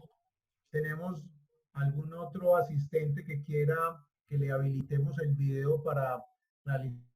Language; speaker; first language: Spanish; native; Spanish